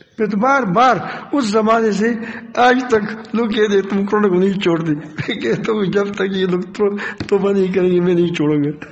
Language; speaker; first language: Urdu; non-native, local second language; Pashto